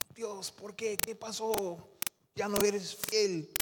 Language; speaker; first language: Spanish; non-native, fluent; Dutch